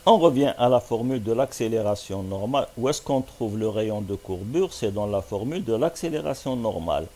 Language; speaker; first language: French; non-native, local second language; Arabic